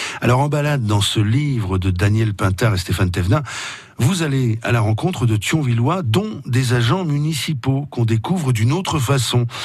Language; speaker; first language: French; native; French